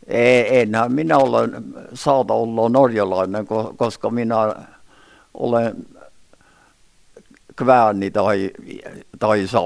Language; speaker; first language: Finnish; early bilingual, heritage; Finnish